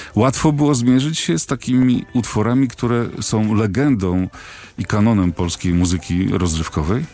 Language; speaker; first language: Polish; native; Polish